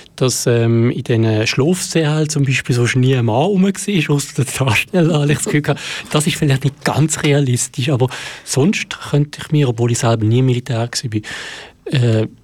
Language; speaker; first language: German; native; German